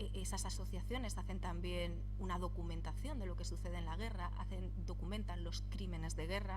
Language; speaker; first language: Spanish; native; Spanish